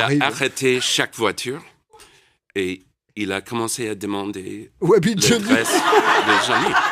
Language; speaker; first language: French; non-native, learner; English